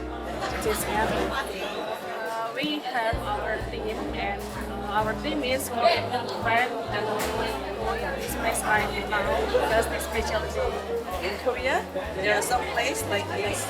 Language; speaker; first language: English; non-native, fluent; Spanish